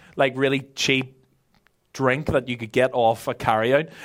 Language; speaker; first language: English; native; English